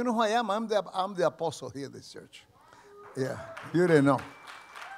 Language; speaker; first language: English; early bilingual, other home language; Spanish